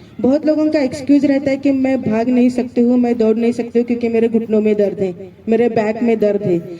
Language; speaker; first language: Hindi; non-native, local second language; Marathi